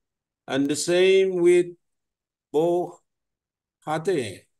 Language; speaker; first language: English; non-native, fluent; Indonesian